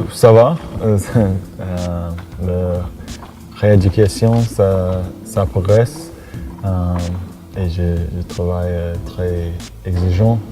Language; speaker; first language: French; non-native, fluent; English